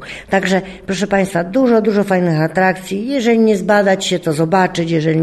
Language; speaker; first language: Polish; native; Polish